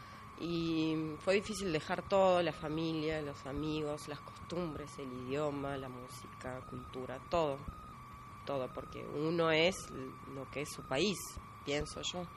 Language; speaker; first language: Spanish; non-native, fluent; Georgian